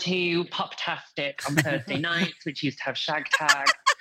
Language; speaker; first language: English; native; English